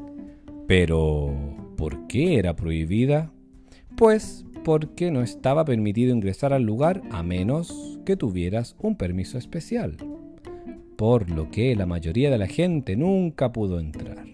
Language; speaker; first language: Spanish; native; Spanish